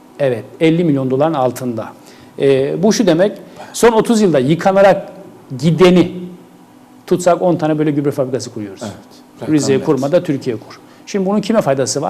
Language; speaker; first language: Turkish; native; Turkish